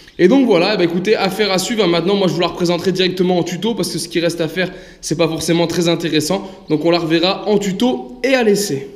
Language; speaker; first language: French; native; French